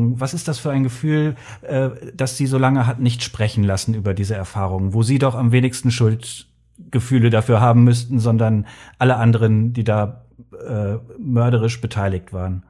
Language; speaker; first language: German; native; German